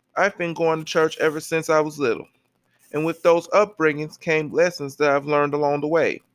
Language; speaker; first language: English; native; English